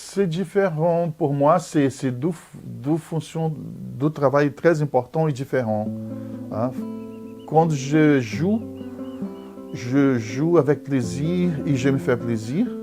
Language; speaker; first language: French; non-native, fluent; Portuguese